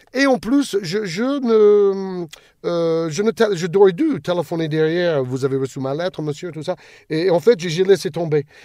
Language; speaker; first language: French; non-native, fluent; English